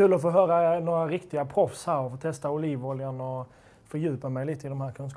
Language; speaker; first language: Swedish; native; Swedish